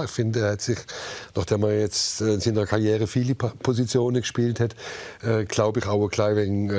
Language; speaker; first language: German; native; German